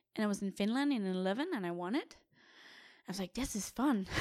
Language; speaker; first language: English; non-native, fluent; Danish